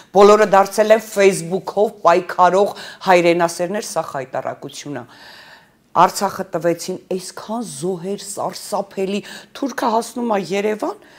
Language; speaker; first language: Armenian; early bilingual, heritage; Armenian